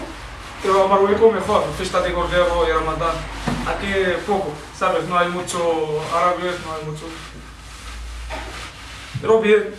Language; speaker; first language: Spanish; non-native, local second language; Arabic